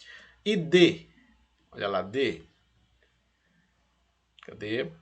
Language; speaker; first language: Portuguese; native; Portuguese